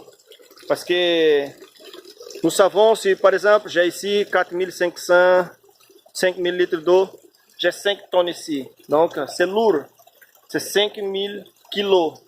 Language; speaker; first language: French; non-native, fluent; Portuguese